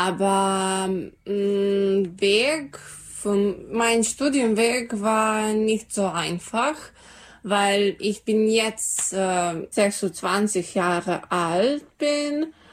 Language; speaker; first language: German; non-native, learner; Serbian